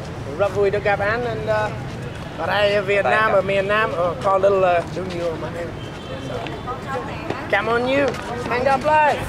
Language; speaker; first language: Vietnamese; non-native, learner; English